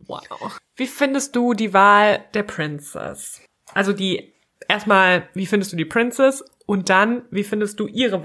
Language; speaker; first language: German; native; German